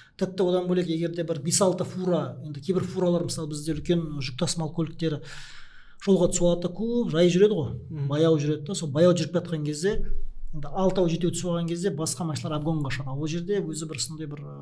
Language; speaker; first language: Kazakh; non-native, local second language; Russian